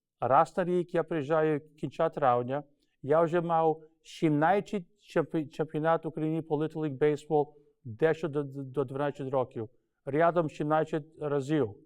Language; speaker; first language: Ukrainian; early bilingual, heritage; Ukrainian